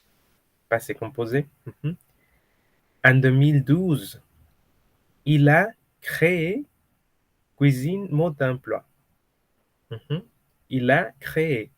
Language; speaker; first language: French; non-native, fluent; Spanish